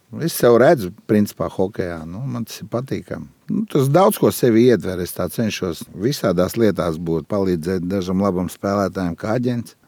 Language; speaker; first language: Latvian; native; Latvian